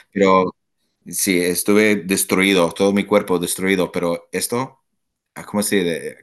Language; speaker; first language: Spanish; non-native, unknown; English